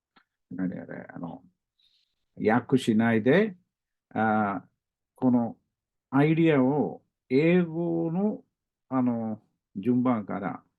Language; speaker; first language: Japanese; non-native, learner; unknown